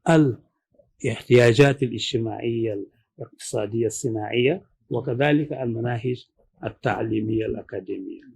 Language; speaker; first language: Arabic; non-native, fluent; Wolof